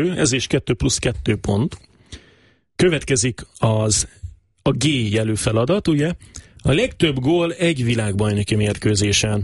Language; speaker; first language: Hungarian; native; Hungarian